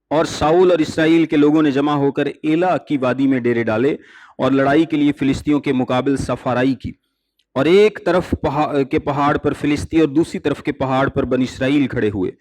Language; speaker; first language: Urdu; non-native, local second language; Punjabi